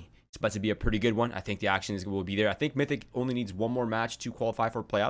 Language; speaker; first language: English; native; English